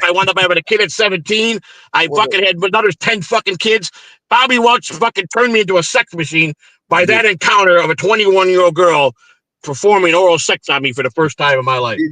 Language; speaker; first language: English; native; English